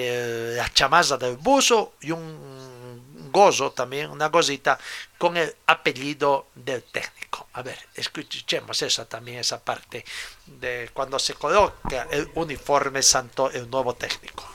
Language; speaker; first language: Spanish; native; Spanish